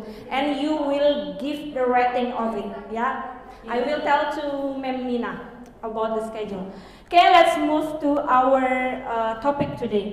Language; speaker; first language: English; non-native, learner; Indonesian